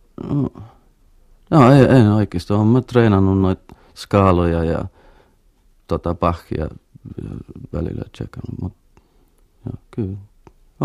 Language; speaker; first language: Finnish; non-native, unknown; English